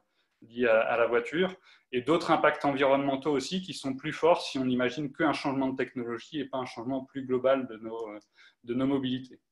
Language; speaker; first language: French; native; French